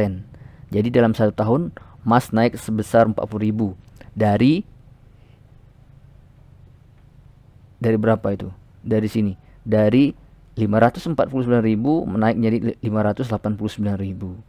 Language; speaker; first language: Indonesian; native; Indonesian